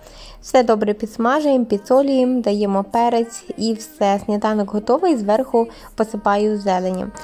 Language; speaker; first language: Ukrainian; native; Ukrainian